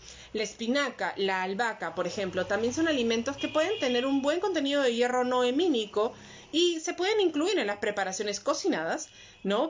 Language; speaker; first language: Spanish; native; Spanish